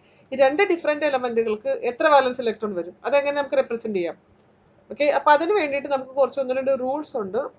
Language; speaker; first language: Malayalam; native; Malayalam